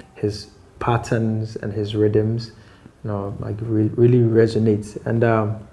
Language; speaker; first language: English; non-native, local second language; Akan